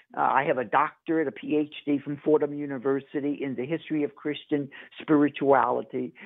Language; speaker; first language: English; native; English